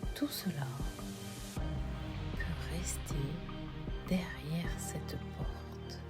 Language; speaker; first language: French; native; French